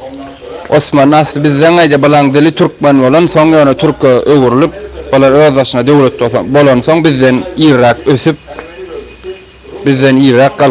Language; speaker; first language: Turkish; early bilingual, heritage; Turkmen